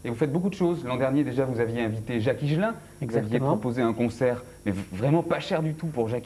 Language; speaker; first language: French; native; French